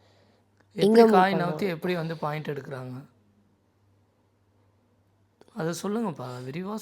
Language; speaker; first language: Tamil; native; Tamil